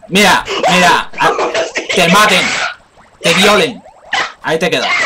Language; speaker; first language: Spanish; native; Spanish